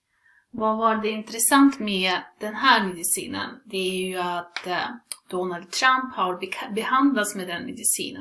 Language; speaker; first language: Swedish; non-native, fluent; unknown